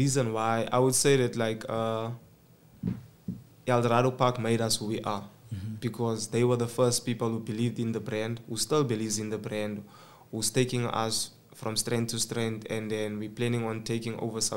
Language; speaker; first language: English; non-native, local second language; Xhosa